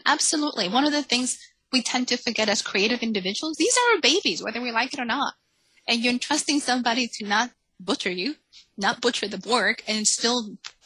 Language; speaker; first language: English; early bilingual, other home language; Spanish